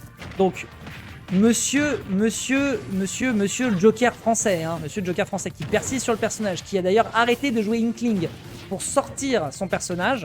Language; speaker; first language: French; native; French